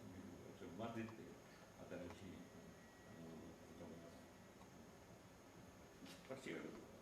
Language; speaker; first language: Japanese; non-native, learner; Urdu